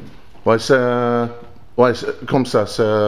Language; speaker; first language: French; non-native, learner; English